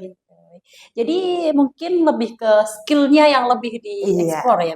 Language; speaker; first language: Indonesian; non-native, local second language; Javanese